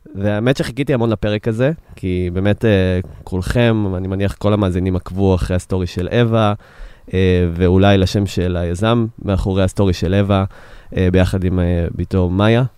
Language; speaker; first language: Hebrew; native; Hebrew